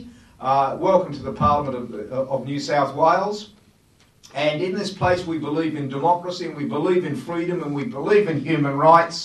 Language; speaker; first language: English; native; English